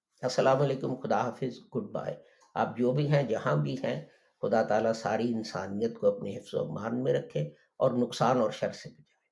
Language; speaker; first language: Urdu; native; Urdu